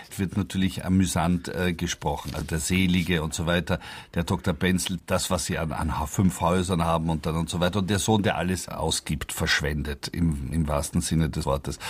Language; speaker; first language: German; native; German